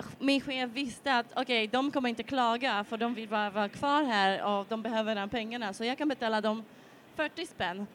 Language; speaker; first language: Swedish; non-native, fluent; Polish